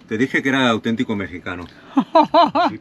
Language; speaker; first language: Spanish; native; Spanish